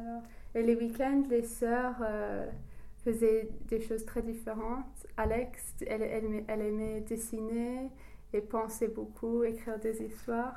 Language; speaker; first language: French; non-native, learner; English